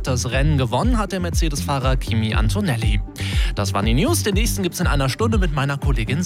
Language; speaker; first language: German; native; German